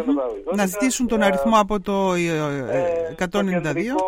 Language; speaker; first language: Greek; native; Greek